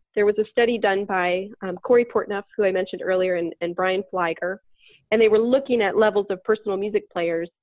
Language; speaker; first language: English; native; English